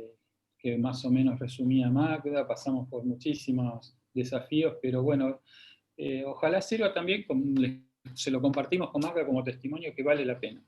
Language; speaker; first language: Spanish; native; Spanish